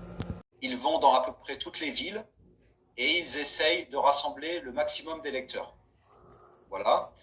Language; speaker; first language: French; native; French